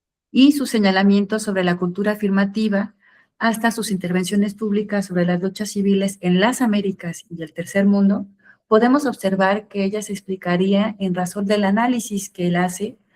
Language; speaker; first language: Spanish; native; Spanish